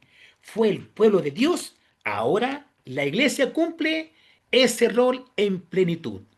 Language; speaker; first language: Spanish; native; Spanish